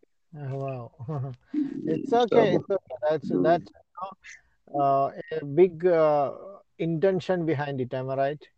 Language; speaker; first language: English; non-native, learner; Malayalam